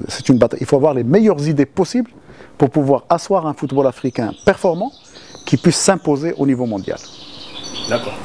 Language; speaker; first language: French; non-native, local second language; Arabic